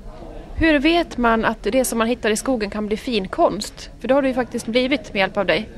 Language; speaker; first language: Swedish; native; Swedish